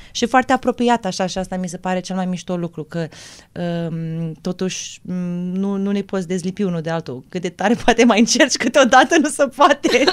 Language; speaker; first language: Romanian; early bilingual, heritage; Romanian